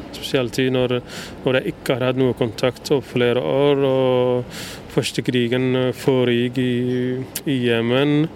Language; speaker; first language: Norwegian; early bilingual, other home language; Somali